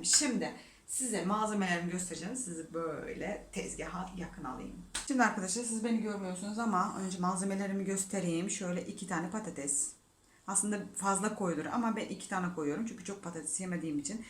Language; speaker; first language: Turkish; non-native, fluent; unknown